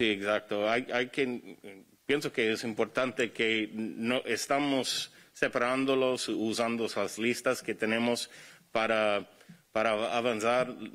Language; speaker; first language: Spanish; non-native, fluent; English